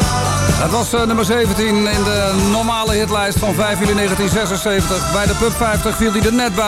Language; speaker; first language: Dutch; native; Dutch